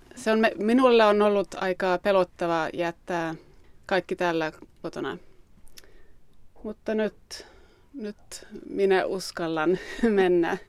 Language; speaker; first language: Finnish; non-native, local second language; Swedish